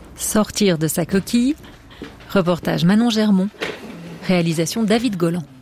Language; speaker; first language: French; native; French